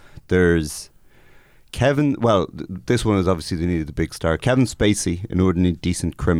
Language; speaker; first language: English; native; English